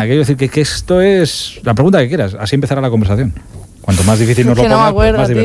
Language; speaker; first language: Spanish; native; Spanish